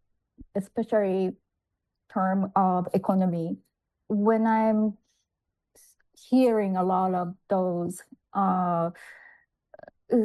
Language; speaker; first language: English; non-native, fluent; Japanese